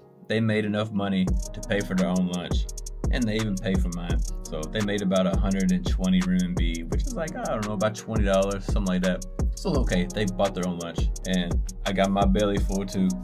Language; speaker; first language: English; native; English